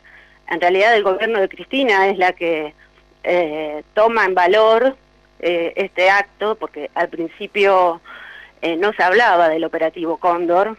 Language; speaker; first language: Spanish; native; Spanish